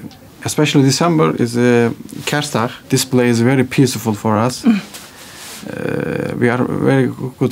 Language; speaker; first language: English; non-native, learner; Turkish